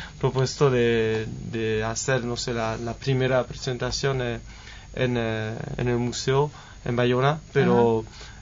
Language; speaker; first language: Spanish; non-native, fluent; French